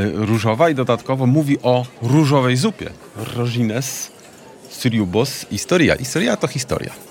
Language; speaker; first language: Polish; native; Polish